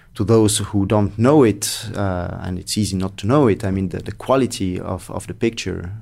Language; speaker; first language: English; non-native, fluent; French